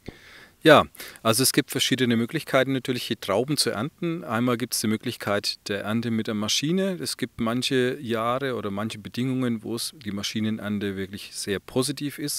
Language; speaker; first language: German; native; German